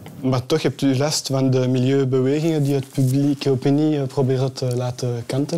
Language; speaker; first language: Dutch; non-native, local second language; French